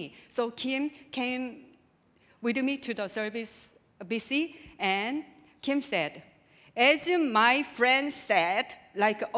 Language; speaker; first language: English; non-native, learner; Korean